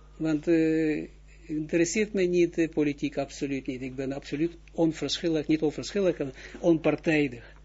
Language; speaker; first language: Dutch; non-native, fluent; Russian